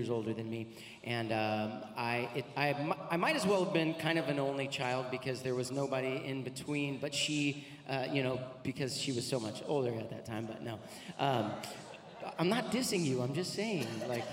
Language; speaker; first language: English; native; English